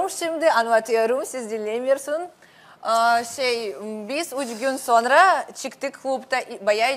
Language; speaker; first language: Turkish; non-native, learner; Russian